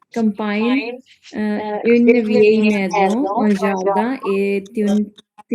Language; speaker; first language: French; non-native, learner; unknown